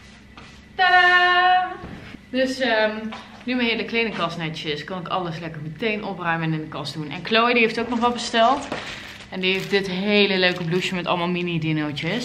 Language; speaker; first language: Dutch; native; Dutch